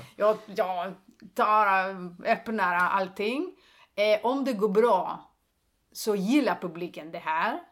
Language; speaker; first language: Swedish; non-native, fluent; Greek